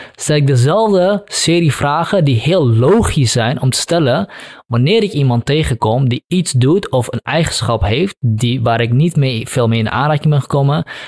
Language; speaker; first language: Dutch; early bilingual, other home language; Kurdish